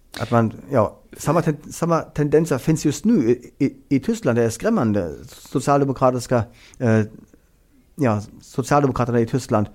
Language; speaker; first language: Swedish; non-native, fluent; German